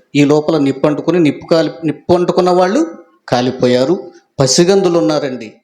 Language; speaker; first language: Telugu; native; Telugu